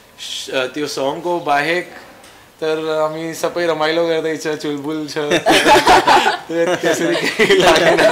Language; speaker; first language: Nepali; non-native, learner; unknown